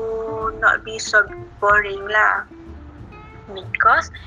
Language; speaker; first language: English; non-native, learner; Malay